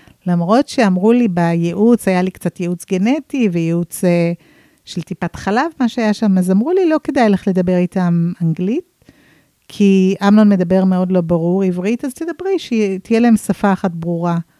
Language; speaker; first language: Hebrew; non-native, fluent; English